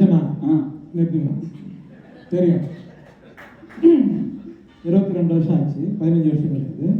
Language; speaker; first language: Tamil; native; Tamil